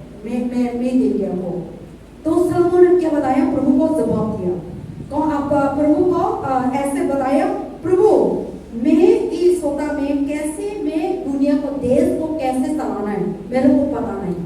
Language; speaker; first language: Hindi; non-native, local second language; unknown